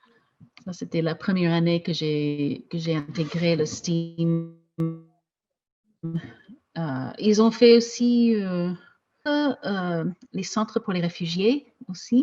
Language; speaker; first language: French; non-native, fluent; English